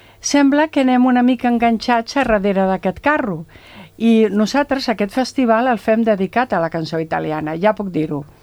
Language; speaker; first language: Catalan; non-native, local second language; Spanish